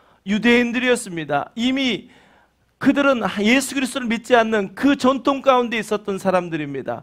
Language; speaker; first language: Korean; native; Korean